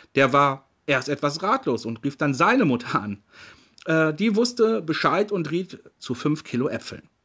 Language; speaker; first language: German; native; German